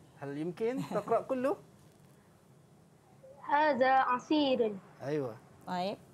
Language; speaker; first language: Arabic; non-native, fluent; Malay